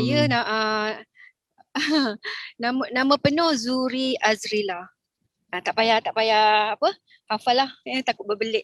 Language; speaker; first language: Malay; native; Malay